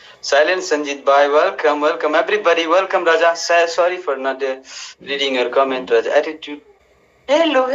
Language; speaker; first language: English; non-native, learner; Nepali